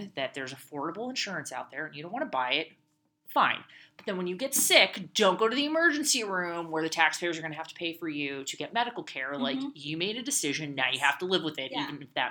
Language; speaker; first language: English; native; English